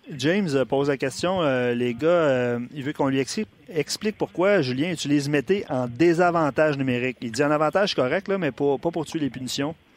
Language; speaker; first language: French; native; French